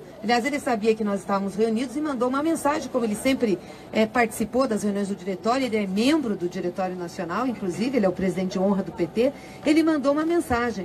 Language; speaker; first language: Portuguese; native; Portuguese